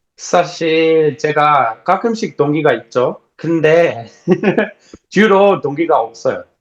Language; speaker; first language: Korean; non-native, learner; English